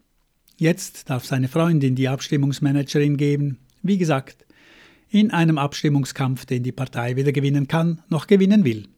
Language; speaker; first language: German; native; German